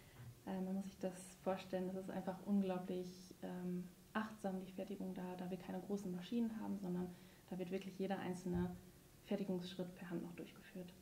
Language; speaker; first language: German; native; German